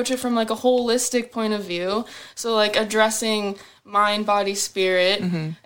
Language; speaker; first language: English; native; English